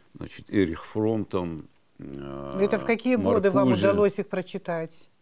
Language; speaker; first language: Russian; non-native, local second language; Avaric